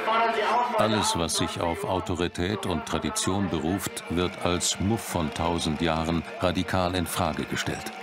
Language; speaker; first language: German; native; German